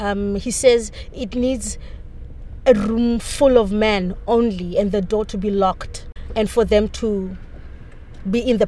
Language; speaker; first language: English; non-native, local second language; Xhosa